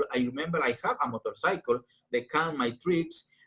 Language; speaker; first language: English; non-native, learner; Spanish